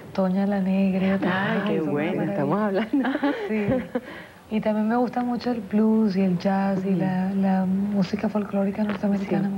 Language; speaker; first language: Spanish; native; Spanish